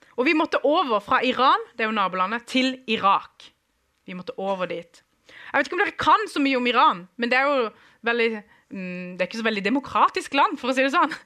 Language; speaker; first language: Norwegian; early bilingual, other home language; Kurdish